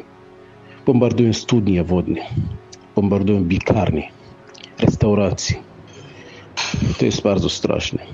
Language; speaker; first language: Polish; non-native, fluent; Arabic